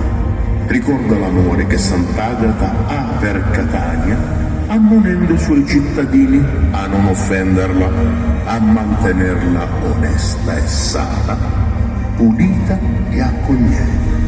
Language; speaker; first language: Italian; native; Italian